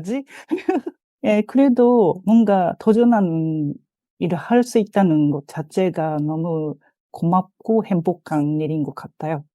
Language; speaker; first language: Korean; non-native, fluent; Japanese